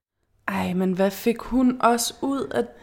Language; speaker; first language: Danish; native; Danish